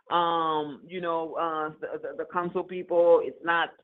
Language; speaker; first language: English; non-native, fluent; Haitian Creole